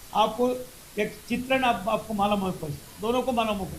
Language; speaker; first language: Hindi; non-native, local second language; Kannada